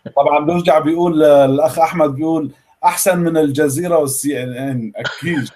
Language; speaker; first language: Arabic; native; Arabic